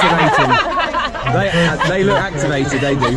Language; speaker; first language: English; native; English